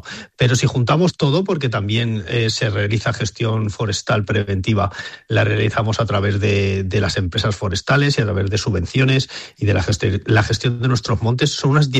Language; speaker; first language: Spanish; native; Spanish